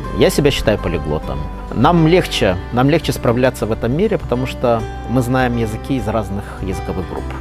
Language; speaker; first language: Russian; non-native, local second language; Gagauz